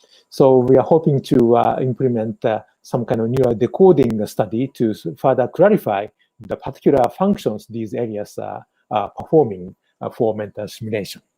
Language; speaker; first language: English; non-native, fluent; Japanese